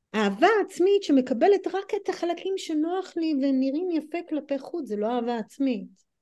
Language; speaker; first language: Hebrew; non-native, fluent; English